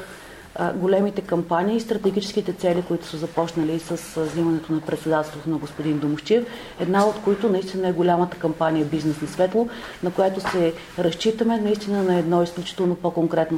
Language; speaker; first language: Bulgarian; native; Bulgarian